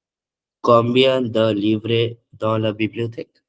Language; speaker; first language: French; non-native, learner; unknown